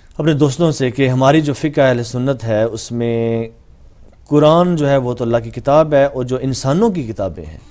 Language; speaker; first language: Urdu; non-native, local second language; Punjabi